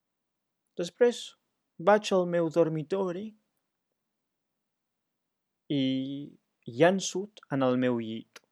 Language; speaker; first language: Catalan; non-native, learner; English